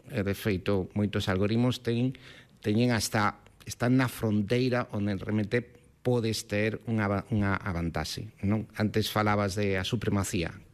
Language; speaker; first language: Galician; non-native, local second language; Spanish